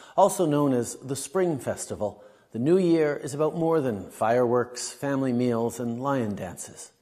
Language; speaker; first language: English; native; English